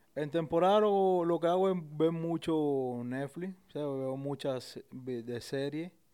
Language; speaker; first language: Spanish; native; Spanish